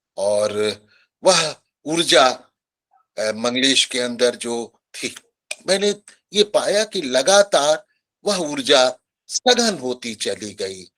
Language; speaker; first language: Hindi; native; Hindi